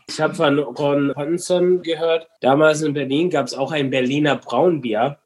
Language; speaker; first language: German; non-native, fluent; English